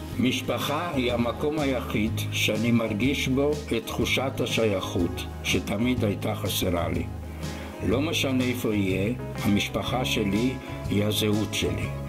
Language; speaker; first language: Hebrew; non-native, fluent; Romanian